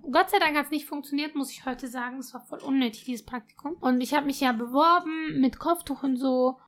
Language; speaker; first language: German; early bilingual, other home language; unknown